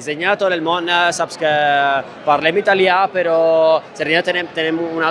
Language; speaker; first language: Catalan; non-native, learner; Sardinian